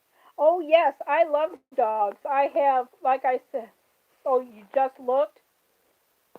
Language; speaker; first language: English; native; English